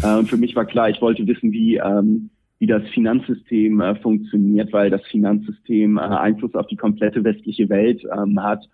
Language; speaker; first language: German; native; German